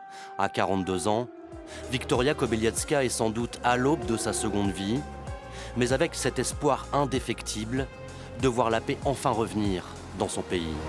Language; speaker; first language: French; native; French